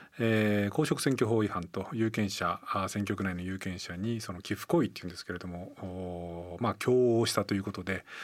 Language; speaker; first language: Japanese; native; Japanese